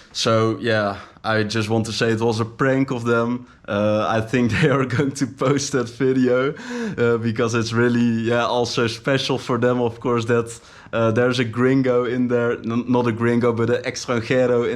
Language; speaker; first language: English; non-native, fluent; Dutch